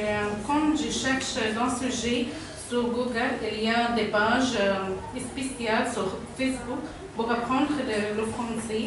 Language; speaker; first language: French; non-native, learner; Arabic